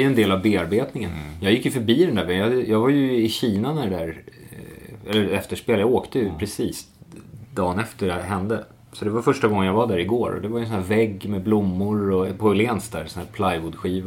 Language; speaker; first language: Swedish; native; Swedish